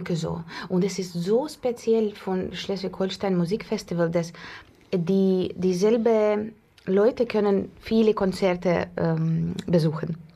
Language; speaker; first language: German; non-native, learner; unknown